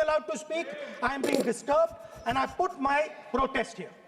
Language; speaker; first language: English; non-native, local second language; Hindi